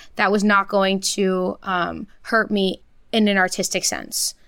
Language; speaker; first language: English; early bilingual, other home language; Portuguese